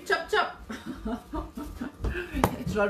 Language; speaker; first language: French; native; French